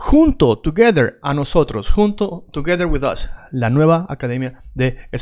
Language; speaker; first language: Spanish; native; Spanish